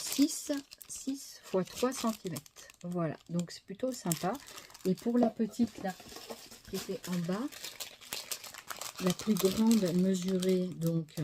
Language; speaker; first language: French; native; French